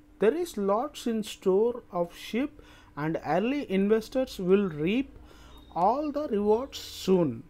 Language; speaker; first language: English; non-native, local second language; Telugu